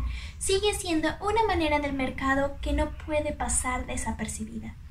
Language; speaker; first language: Spanish; native; Spanish